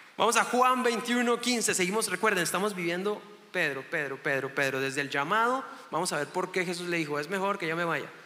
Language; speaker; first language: Spanish; native; Spanish